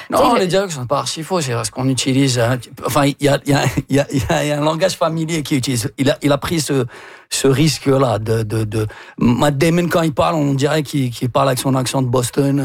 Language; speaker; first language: French; native; French